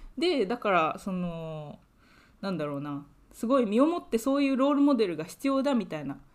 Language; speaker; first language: Japanese; native; Japanese